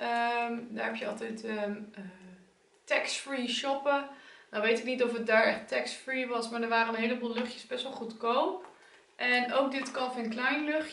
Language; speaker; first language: Dutch; native; Dutch